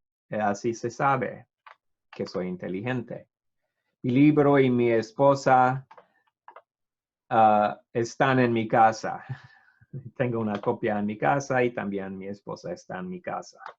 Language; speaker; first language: Spanish; non-native, fluent; English